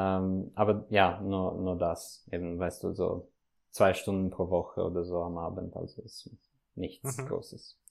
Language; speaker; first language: German; non-native, fluent; Italian